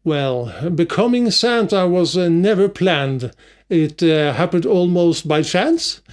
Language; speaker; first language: English; non-native, fluent; Norwegian